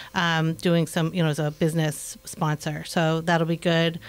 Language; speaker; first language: English; native; English